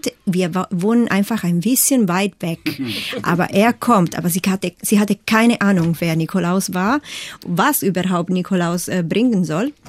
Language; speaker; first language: German; non-native, fluent; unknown